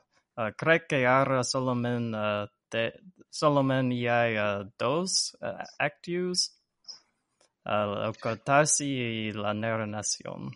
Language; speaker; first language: Catalan; non-native, learner; English